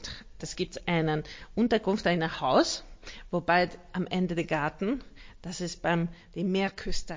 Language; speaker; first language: German; non-native, learner; Hungarian